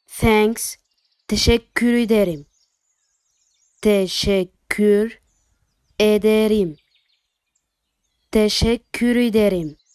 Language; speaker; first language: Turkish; non-native, fluent; Arabic